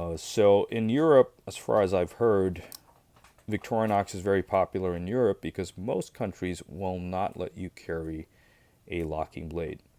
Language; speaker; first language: English; native; English